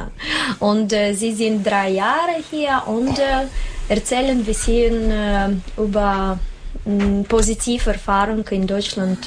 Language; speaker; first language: German; non-native, learner; Russian